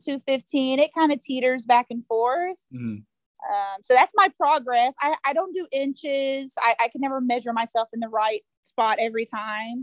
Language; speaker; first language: English; native; English